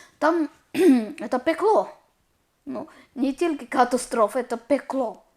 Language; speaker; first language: Ukrainian; non-native, learner; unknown